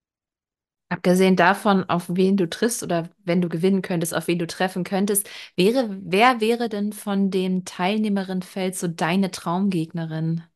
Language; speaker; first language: German; native; German